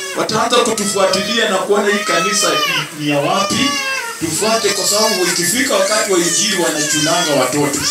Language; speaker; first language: Swahili; non-native, local second language; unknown